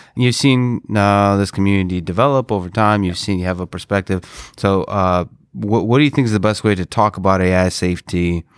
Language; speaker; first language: English; non-native, fluent; Russian